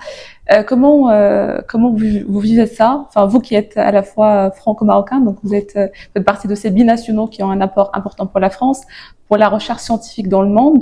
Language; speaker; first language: French; native; French